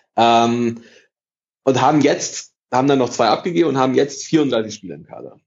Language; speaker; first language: German; early bilingual, other home language; Italian